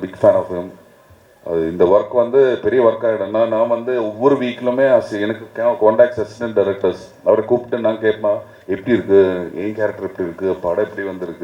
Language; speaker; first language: Tamil; non-native, learner; Malayalam